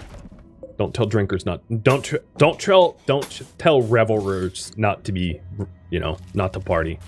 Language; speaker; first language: English; native; English